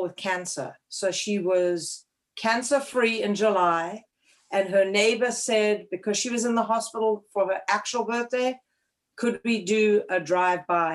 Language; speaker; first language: English; native; English